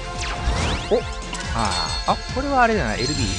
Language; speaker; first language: Japanese; native; Japanese